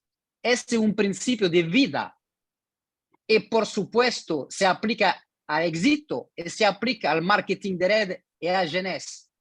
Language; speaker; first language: Spanish; non-native, learner; French